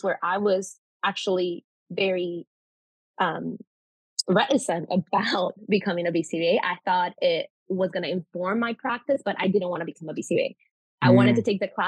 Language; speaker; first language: English; non-native, fluent; Spanish